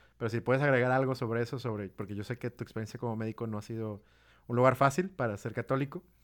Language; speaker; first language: Spanish; native; Spanish